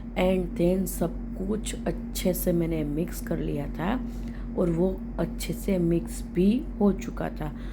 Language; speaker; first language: Hindi; non-native, local second language; Gujarati